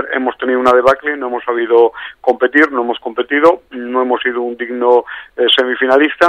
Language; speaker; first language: Spanish; native; Spanish